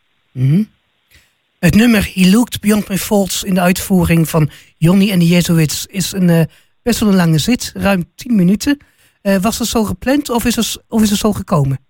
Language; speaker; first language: Dutch; native; Dutch